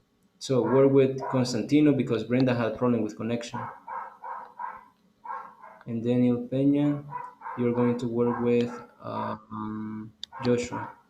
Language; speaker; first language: English; non-native, fluent; Spanish